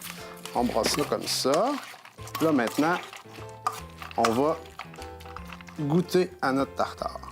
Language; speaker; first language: French; native; French